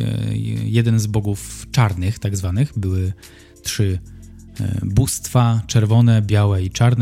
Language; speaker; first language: Polish; native; Polish